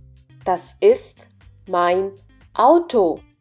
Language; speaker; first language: German; non-native, fluent; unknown